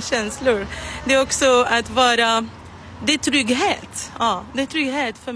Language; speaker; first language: Swedish; non-native, fluent; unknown